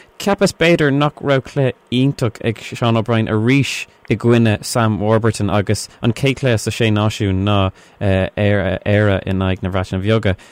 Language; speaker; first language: Irish; non-native, local second language; English